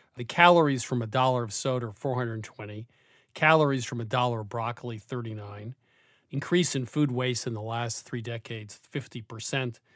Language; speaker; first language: English; native; English